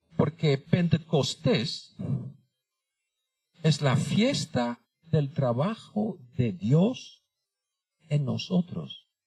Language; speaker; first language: Spanish; non-native, fluent; Dutch